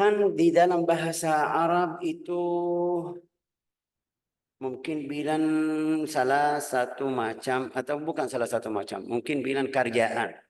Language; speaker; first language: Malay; non-native, fluent; Arabic